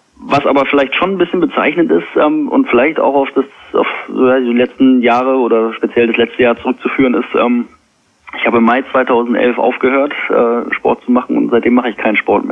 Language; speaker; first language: German; native; German